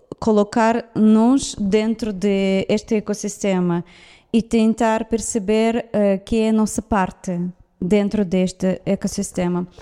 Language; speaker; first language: Portuguese; non-native, fluent; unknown